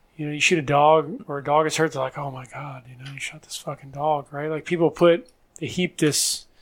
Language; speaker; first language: English; native; English